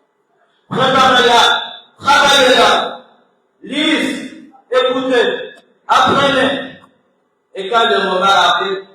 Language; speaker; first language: French; non-native, local second language; Comorian